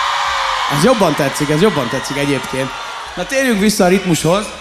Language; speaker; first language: Hungarian; native; Hungarian